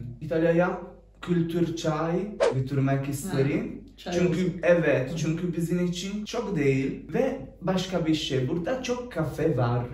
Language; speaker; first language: Turkish; non-native, learner; Italian